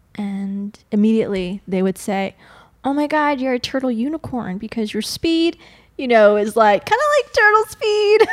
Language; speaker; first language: English; native; English